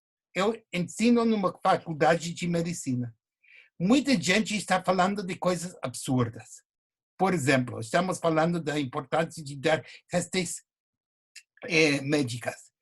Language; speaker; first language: Portuguese; non-native, fluent; English